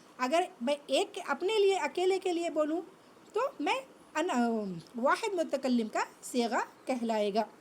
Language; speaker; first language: Urdu; native; Urdu